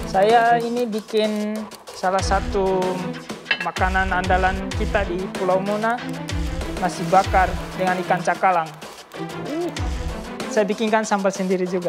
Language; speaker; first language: Indonesian; non-native, local second language; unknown